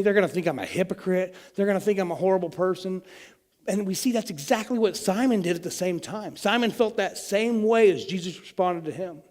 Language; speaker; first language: English; native; English